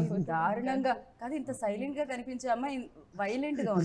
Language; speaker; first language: Telugu; native; Telugu